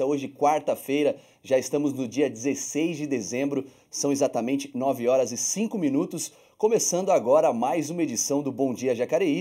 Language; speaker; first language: Portuguese; native; Portuguese